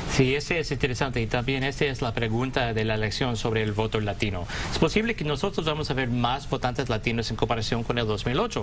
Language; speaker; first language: Spanish; early bilingual, heritage; English